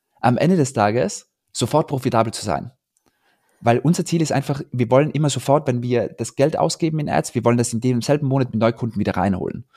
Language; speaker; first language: German; native; German